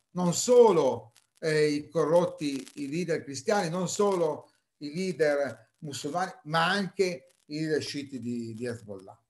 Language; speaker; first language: Italian; native; Italian